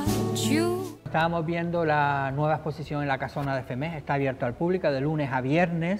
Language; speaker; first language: Spanish; native; Spanish